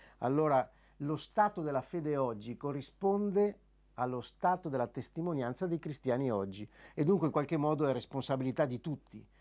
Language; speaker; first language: Italian; native; Italian